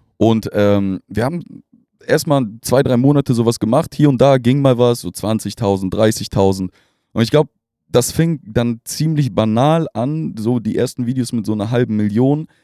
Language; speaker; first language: German; non-native, fluent; Russian